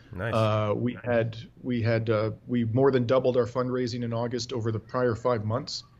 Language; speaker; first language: English; native; English